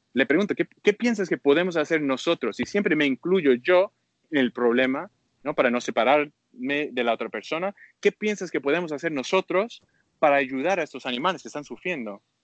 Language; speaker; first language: Spanish; early bilingual, heritage; Spanish